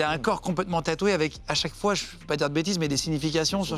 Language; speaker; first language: French; native; French